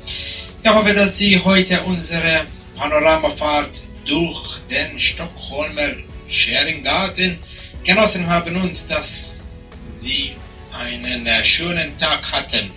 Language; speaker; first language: German; non-native, fluent; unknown